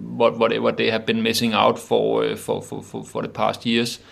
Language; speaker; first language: English; non-native, fluent; Danish